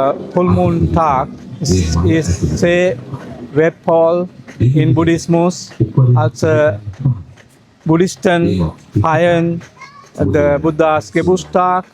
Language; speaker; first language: German; non-native, learner; Sinhala